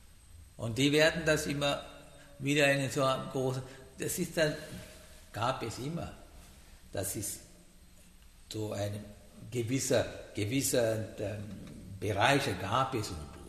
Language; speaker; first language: German; non-native, learner; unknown